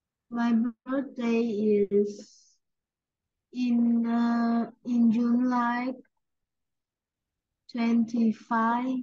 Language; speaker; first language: English; non-native, learner; Vietnamese